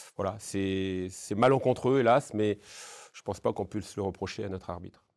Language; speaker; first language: French; native; French